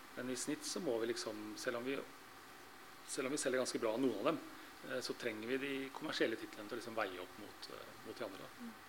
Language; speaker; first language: Norwegian; native; Norwegian